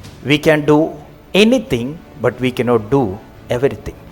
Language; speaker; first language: English; non-native, local second language; Malayalam